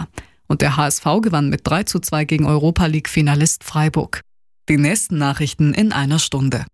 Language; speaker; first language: German; native; German